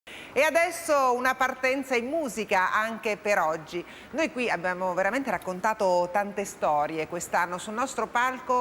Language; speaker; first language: Italian; native; Italian